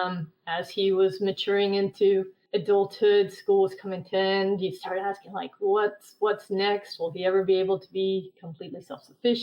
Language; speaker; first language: English; native; English